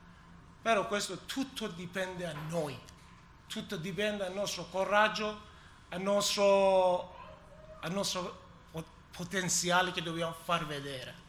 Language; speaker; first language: Italian; non-native, learner; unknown